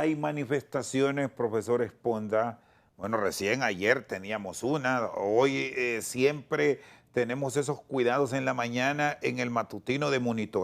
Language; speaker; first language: Spanish; native; Spanish